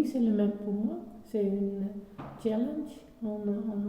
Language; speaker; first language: French; non-native, learner; Dutch